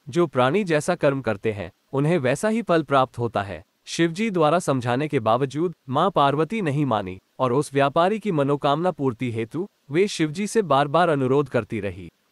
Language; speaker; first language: Hindi; non-native, local second language; Gujarati